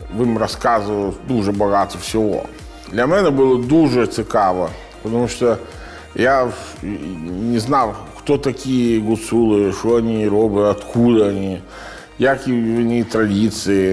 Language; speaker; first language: Ukrainian; non-native, learner; Italian